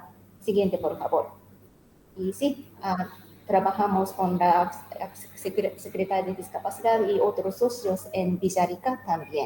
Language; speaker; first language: Spanish; non-native, learner; Japanese